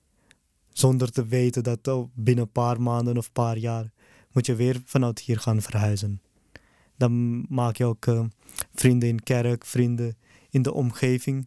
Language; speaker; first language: Dutch; early bilingual, other home language; Urdu